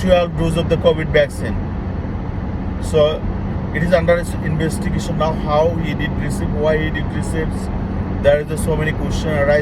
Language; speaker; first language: English; non-native, local second language; Bangla